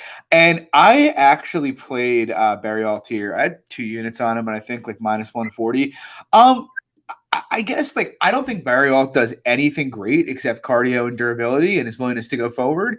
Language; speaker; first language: English; native; English